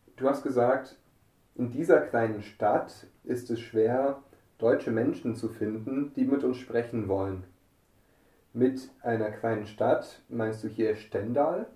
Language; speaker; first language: German; native; German